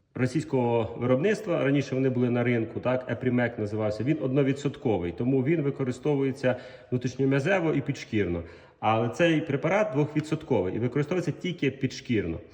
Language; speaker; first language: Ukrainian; non-native, local second language; Russian